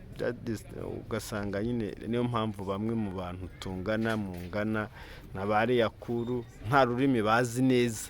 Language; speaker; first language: Kinyarwanda; native; Kinyarwanda